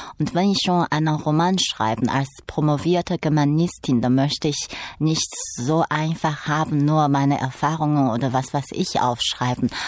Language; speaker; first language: German; non-native, fluent; Chinese